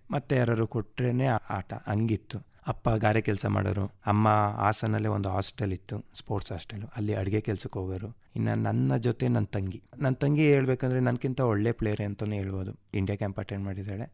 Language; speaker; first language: Kannada; native; Kannada